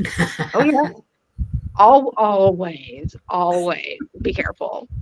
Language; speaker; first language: English; native; English